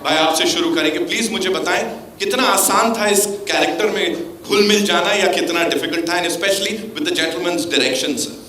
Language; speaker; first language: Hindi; native; Hindi